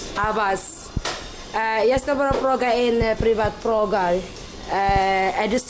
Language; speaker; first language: Swedish; non-native, learner; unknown